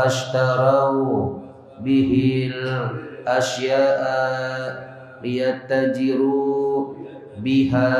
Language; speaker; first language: Arabic; non-native, fluent; Indonesian